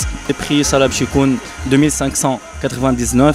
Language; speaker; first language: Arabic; native; Arabic